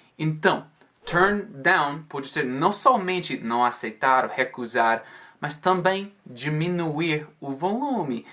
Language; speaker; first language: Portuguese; non-native, fluent; English